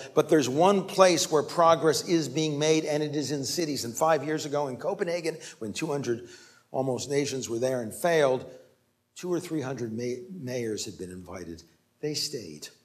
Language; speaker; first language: English; native; English